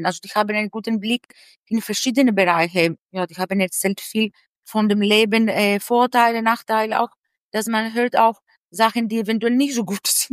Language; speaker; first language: German; non-native, fluent; Greek